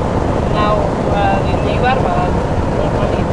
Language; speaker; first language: English; non-native, learner; Spanish